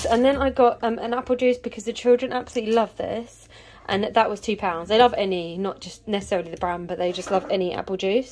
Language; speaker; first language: English; native; English